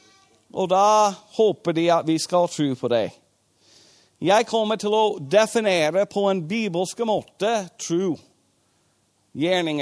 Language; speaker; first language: Norwegian; non-native, fluent; English